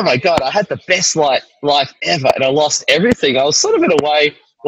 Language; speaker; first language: English; native; English